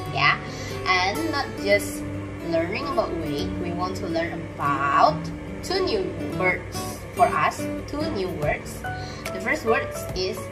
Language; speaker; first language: English; non-native, fluent; Indonesian